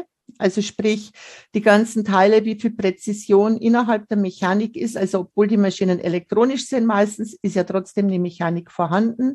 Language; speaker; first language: German; native; German